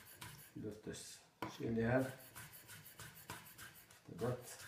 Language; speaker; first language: Swedish; non-native, learner; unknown